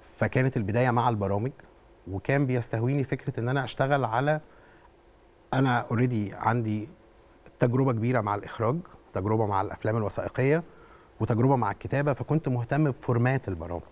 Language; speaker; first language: Arabic; native; Arabic